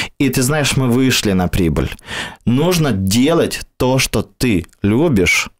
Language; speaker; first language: Russian; native; Russian